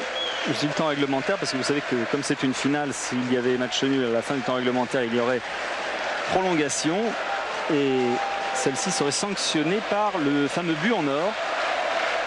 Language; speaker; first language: French; native; French